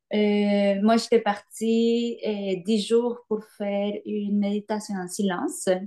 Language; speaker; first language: French; non-native, fluent; Spanish